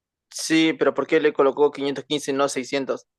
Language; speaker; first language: Spanish; native; Spanish